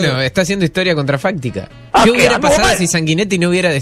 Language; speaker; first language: Spanish; native; Spanish